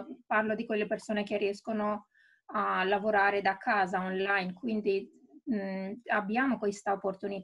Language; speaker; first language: Italian; non-native, fluent; Romanian